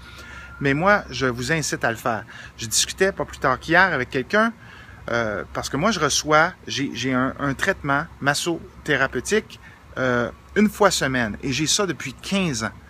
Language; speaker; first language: French; native; French